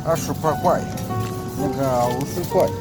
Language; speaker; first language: Chinese; non-native, learner; Japanese